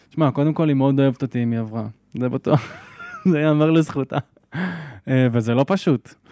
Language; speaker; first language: Hebrew; native; Hebrew